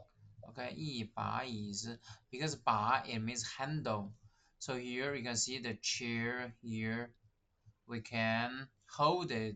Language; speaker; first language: English; non-native, fluent; Chinese